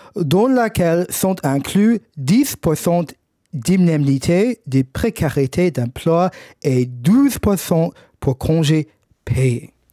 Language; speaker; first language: French; non-native, fluent; English